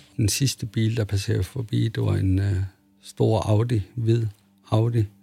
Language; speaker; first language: Danish; early bilingual, other home language; Arabic